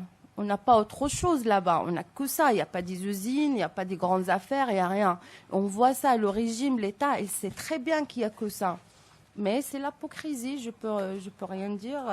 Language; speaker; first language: French; non-native, local second language; Arabic